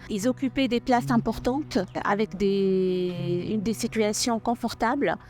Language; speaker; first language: French; native; French